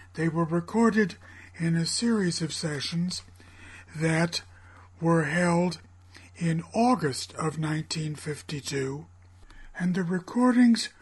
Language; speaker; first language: English; native; English